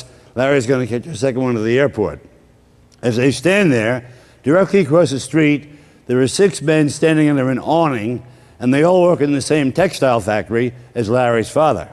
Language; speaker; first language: English; native; English